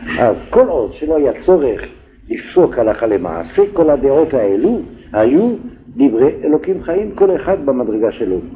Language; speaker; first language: Hebrew; non-native, fluent; French